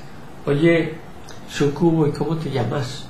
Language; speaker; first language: Spanish; native; Spanish